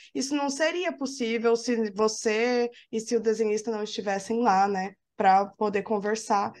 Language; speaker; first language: Portuguese; native; Portuguese